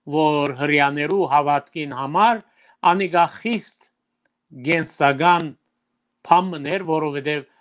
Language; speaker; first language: Armenian; early bilingual, heritage; Armenian